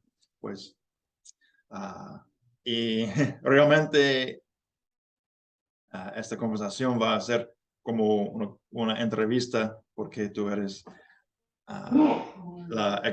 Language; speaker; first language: Spanish; non-native, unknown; English